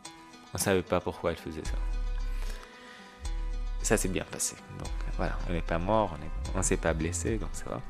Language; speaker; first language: French; non-native, fluent; Arabic